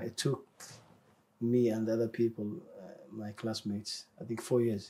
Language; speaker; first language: English; non-native, fluent; Somali